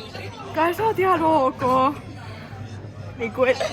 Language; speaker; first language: Finnish; native; Finnish